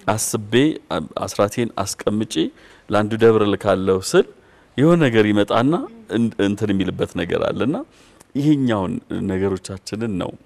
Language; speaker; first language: Amharic; native; Amharic